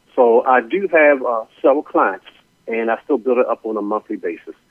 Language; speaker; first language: English; native; English